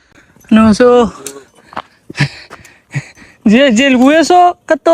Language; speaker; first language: Korean; non-native, learner; Bangla